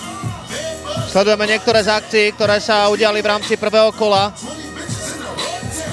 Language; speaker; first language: Slovak; native; Slovak